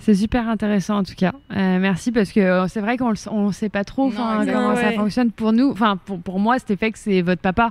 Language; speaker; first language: French; native; French